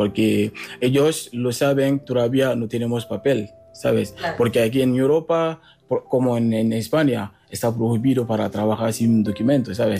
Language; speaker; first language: Spanish; non-native, learner; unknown